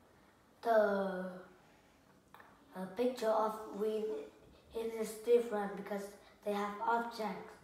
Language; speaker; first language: English; non-native, learner; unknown